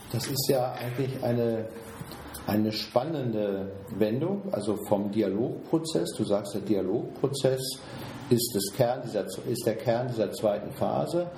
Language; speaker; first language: German; native; German